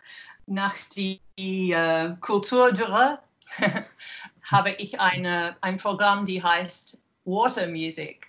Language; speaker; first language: German; non-native, learner; English